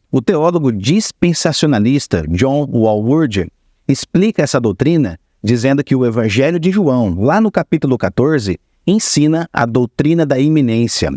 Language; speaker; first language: Portuguese; native; Portuguese